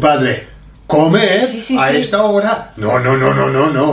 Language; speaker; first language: Spanish; non-native, fluent; English